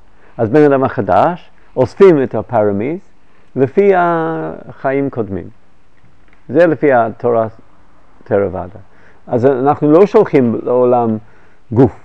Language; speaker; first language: Hebrew; non-native, fluent; English